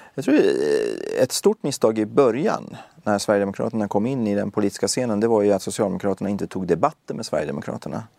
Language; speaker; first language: Swedish; early bilingual, other home language; Persian